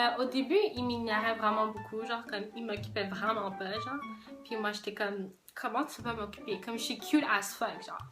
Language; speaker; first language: French; native; French